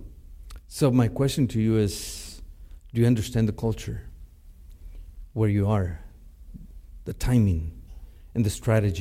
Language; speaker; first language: English; non-native, fluent; Spanish